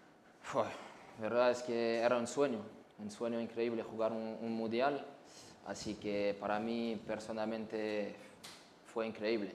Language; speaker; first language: Spanish; non-native, learner; French